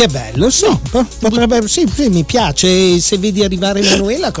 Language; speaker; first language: Italian; native; Italian